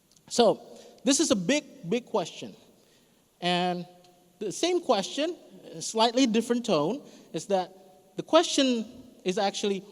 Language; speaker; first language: English; non-native, fluent; Indonesian